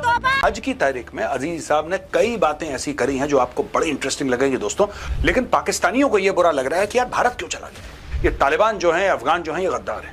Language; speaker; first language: Hindi; native; Hindi